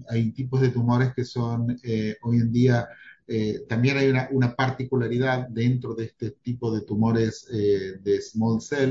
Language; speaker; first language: Spanish; native; Spanish